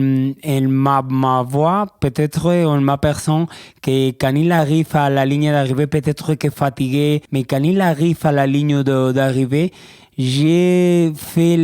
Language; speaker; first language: French; non-native, learner; Spanish